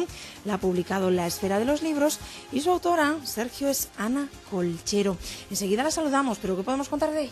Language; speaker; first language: Spanish; native; Spanish